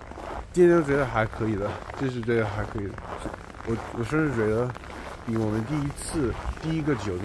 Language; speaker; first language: Chinese; non-native, learner; English